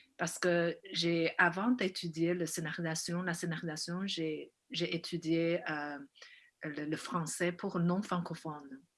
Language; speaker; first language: French; non-native, fluent; Chinese